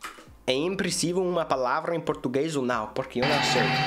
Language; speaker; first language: Portuguese; non-native, learner; English